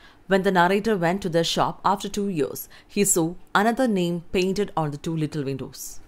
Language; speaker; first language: English; non-native, local second language; Malayalam